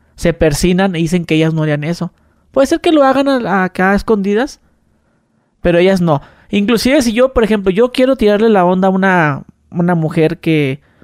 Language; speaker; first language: Spanish; native; Spanish